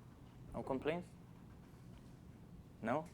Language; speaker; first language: English; non-native, fluent; Spanish